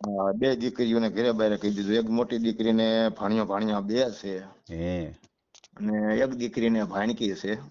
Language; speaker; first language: Gujarati; native; Gujarati